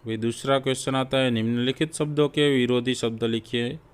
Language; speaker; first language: Hindi; non-native, local second language; Gujarati